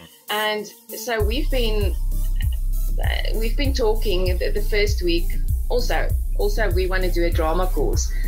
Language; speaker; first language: English; non-native, local second language; Afrikaans